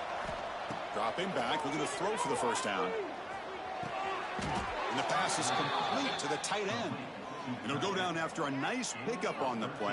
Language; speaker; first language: English; native; English